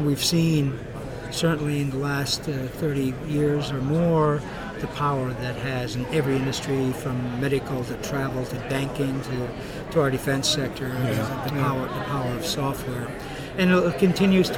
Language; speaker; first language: English; native; English